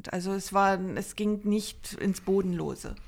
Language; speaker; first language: German; native; German